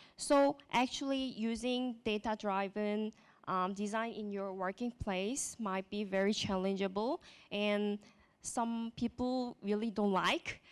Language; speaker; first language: English; non-native, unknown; Korean